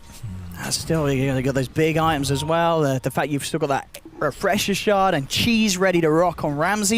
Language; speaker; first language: English; native; English